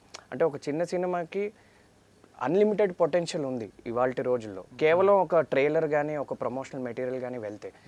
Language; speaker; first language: Telugu; native; Telugu